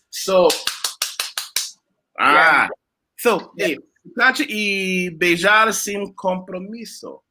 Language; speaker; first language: Portuguese; non-native, learner; English